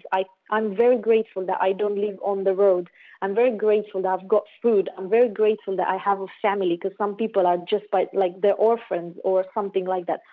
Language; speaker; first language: English; non-native, fluent; Romanian